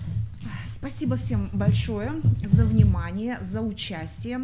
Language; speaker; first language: Russian; native; Russian